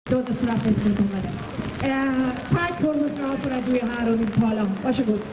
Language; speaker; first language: Swedish; non-native, fluent; Persian